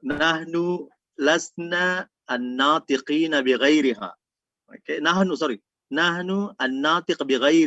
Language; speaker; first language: Arabic; non-native, fluent; Indonesian